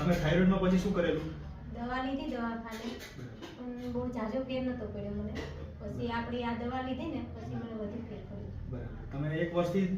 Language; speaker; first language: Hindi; non-native, local second language; Gujarati